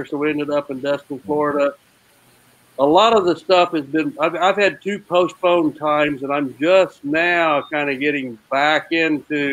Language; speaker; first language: English; native; English